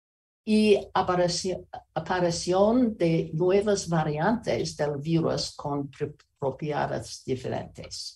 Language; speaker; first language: Spanish; non-native, learner; English